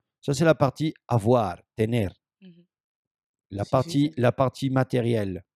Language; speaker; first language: French; non-native, fluent; Spanish